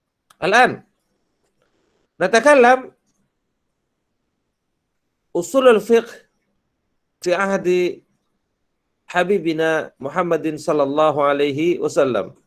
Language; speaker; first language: Arabic; non-native, fluent; Indonesian